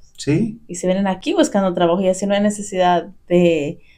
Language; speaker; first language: Spanish; early bilingual, heritage; Spanish